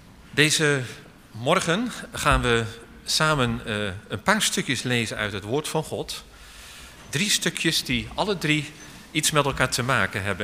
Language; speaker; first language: Dutch; native; Dutch